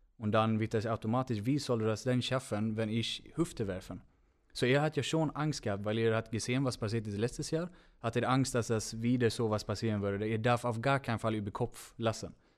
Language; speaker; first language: German; non-native, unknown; Swedish